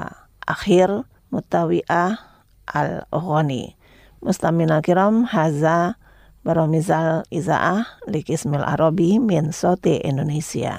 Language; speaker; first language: Arabic; non-native, fluent; Indonesian